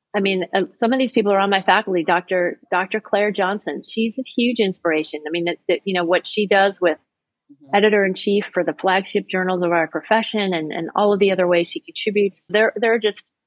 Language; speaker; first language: English; native; English